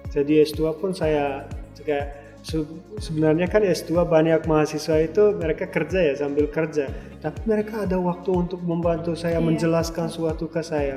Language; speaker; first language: Indonesian; non-native, fluent; Turkmen